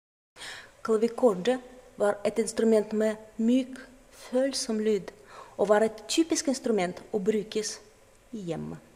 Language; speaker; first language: Norwegian; non-native, fluent; Russian